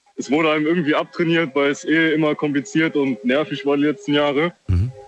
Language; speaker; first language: German; native; German